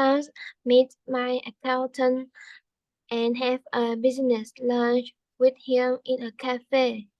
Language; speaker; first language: English; non-native, learner; Vietnamese